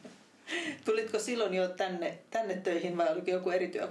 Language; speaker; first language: Finnish; native; Finnish